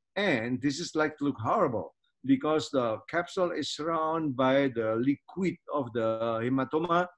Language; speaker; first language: English; non-native, fluent; Indonesian